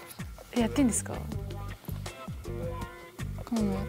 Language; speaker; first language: Japanese; native; Japanese